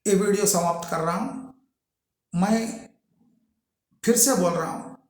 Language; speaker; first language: Hindi; non-native, local second language; Telugu